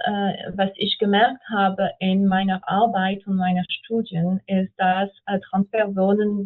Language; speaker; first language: German; non-native, fluent; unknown